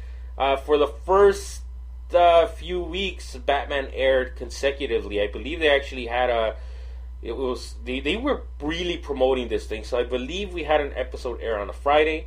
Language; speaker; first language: English; native; English